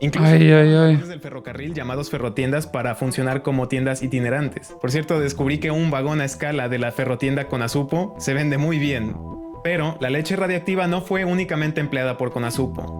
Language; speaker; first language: Spanish; native; Spanish